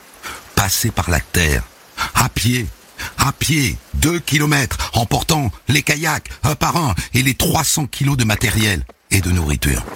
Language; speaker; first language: French; native; French